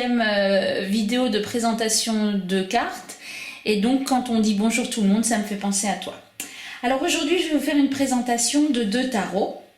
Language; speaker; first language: French; native; French